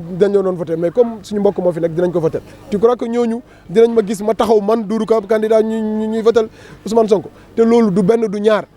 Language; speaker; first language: Wolof; non-native, local second language; Fula